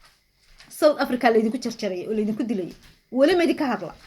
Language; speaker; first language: Somali; native; Somali